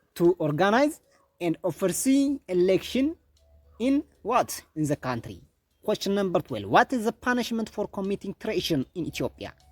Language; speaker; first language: English; non-native, local second language; Amharic